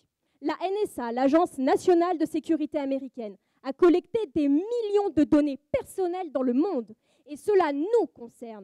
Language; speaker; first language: French; native; French